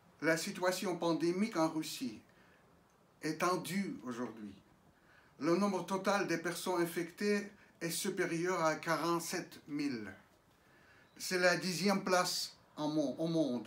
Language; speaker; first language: French; non-native, fluent; Russian